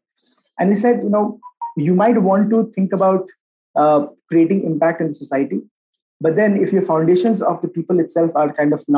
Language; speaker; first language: English; non-native, local second language; Hindi